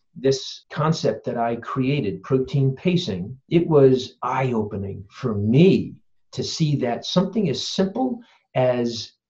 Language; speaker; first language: English; native; English